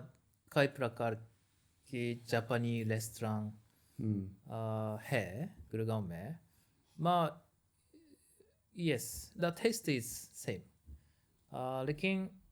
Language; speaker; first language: Hindi; non-native, learner; Japanese